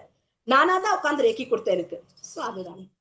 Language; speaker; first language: Tamil; native; Tamil